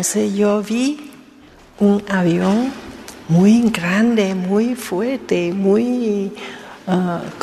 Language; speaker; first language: Spanish; non-native, learner; Vietnamese